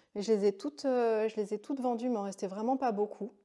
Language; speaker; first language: French; native; French